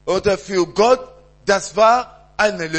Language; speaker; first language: German; non-native, learner; French